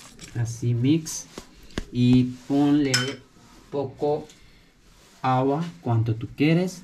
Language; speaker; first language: Spanish; non-native, learner; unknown